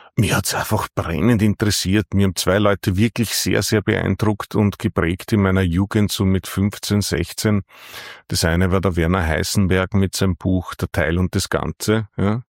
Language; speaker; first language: German; native; German